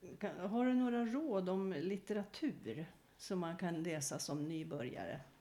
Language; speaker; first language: Swedish; native; Swedish